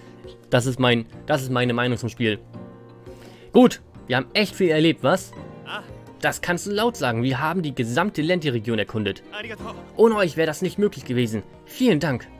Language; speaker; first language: German; native; German